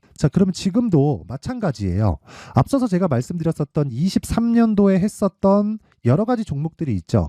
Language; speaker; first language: Korean; native; Korean